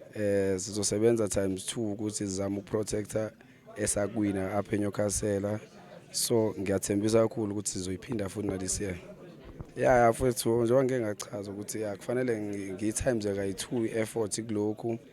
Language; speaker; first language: Zulu; native; Zulu